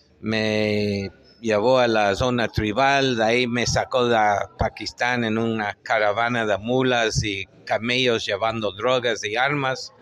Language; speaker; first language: Spanish; non-native, fluent; English